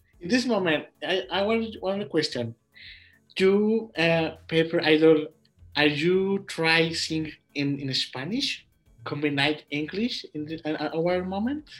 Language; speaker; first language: English; non-native, learner; Spanish